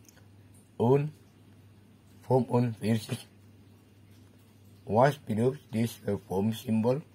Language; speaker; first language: German; non-native, learner; Indonesian